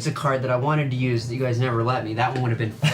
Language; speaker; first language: English; native; English